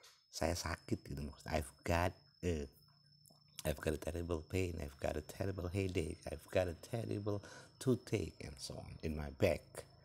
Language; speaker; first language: English; non-native, fluent; Indonesian